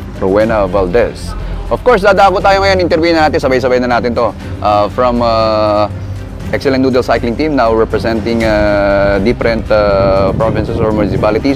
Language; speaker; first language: Filipino; native; Filipino